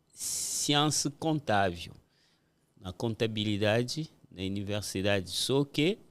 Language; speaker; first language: Portuguese; non-native, fluent; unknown